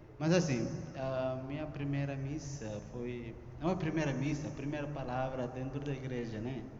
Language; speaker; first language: Portuguese; non-native, fluent; Tamil